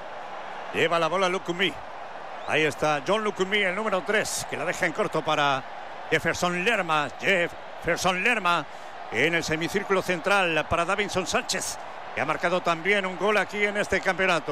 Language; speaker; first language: Spanish; native; Spanish